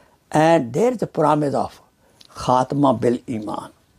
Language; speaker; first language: English; non-native, local second language; Urdu